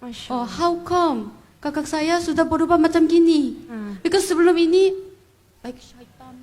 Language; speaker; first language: Indonesian; non-native, fluent; Korean